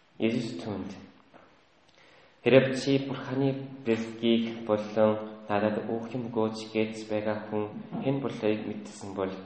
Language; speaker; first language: Mongolian; native; Mongolian